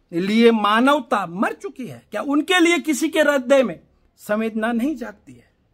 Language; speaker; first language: Hindi; non-native, local second language; Gujarati